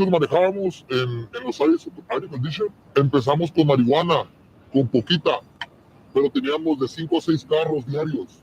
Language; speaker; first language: Spanish; native; Spanish